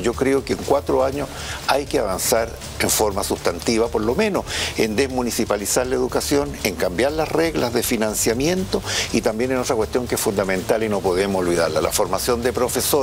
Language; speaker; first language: Spanish; native; Spanish